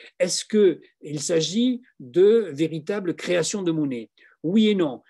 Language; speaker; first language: French; native; French